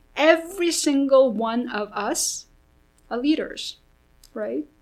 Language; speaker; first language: English; early bilingual, other home language; Korean